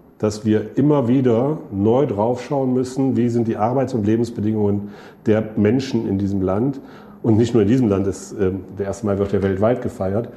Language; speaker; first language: German; native; German